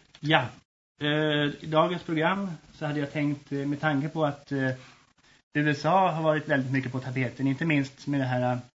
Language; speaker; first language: Swedish; native; Swedish